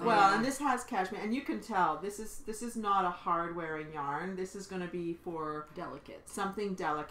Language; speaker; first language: English; native; English